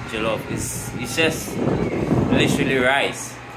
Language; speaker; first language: English; non-native, local second language; Akan